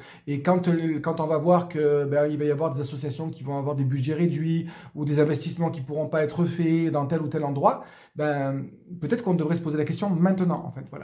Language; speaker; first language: French; native; French